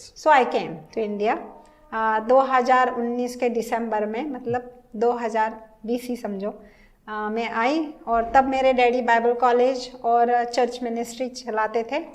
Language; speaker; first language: Hindi; early bilingual, heritage; Hindi